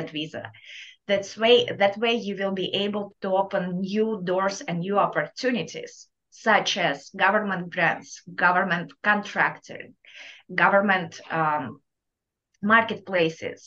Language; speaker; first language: English; non-native, fluent; Russian